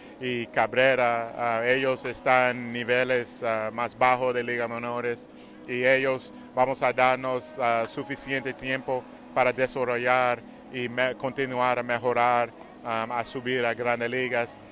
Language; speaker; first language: Spanish; non-native, learner; English